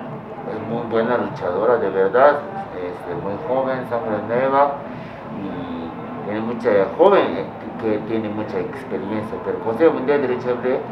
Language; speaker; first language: Spanish; non-native, fluent; Japanese